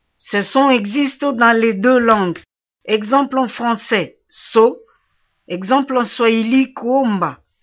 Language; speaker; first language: French; non-native, local second language; Swahili